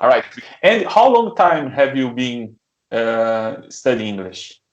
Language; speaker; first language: English; non-native, learner; Portuguese